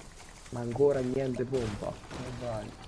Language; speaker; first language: Italian; native; Italian